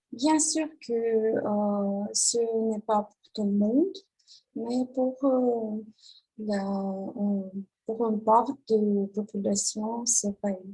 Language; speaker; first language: French; non-native, learner; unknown